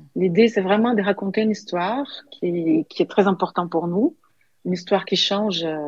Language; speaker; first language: French; non-native, fluent; Portuguese